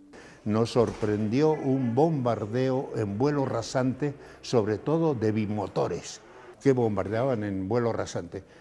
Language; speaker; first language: Spanish; native; Spanish